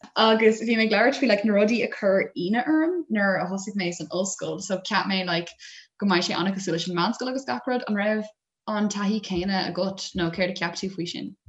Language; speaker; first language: Irish; non-native, local second language; English